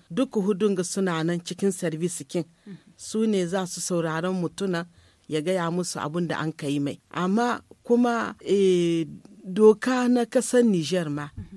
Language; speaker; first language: Hausa; native; Hausa